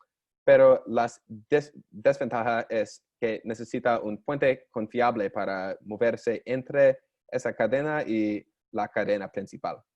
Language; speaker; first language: Spanish; non-native, learner; English